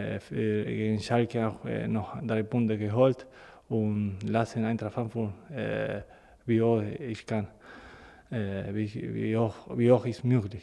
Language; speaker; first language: German; non-native, learner; Spanish